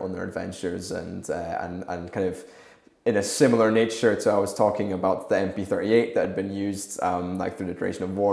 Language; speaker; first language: English; native; English